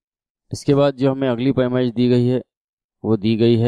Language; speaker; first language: Urdu; native; Urdu